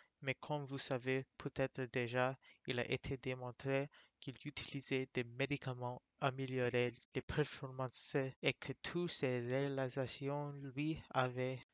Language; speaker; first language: French; non-native, learner; English